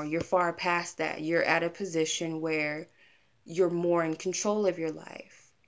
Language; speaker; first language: English; native; English